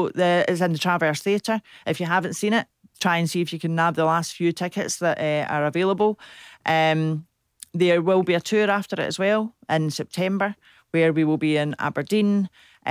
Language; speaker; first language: English; native; English